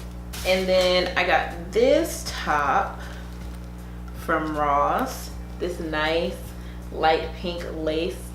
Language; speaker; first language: English; native; English